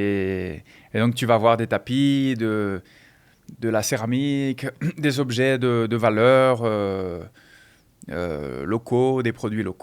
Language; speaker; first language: French; non-native, fluent; Portuguese